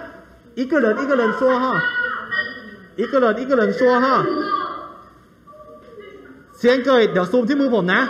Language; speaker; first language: Chinese; non-native, fluent; Thai